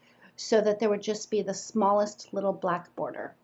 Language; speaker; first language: English; native; English